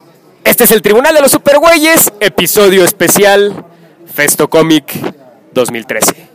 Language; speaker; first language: Spanish; native; Spanish